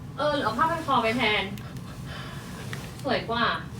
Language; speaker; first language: Thai; native; Thai